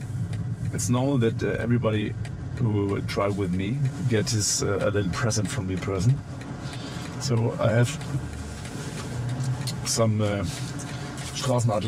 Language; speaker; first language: English; non-native, fluent; German